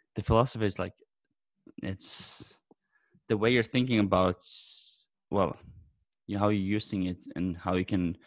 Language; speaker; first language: English; non-native, fluent; Norwegian